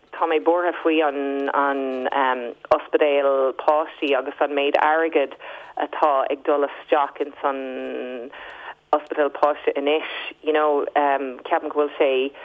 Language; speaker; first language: Irish; non-native, local second language; English